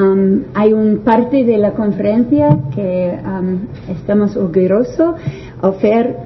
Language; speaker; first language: Spanish; non-native, learner; English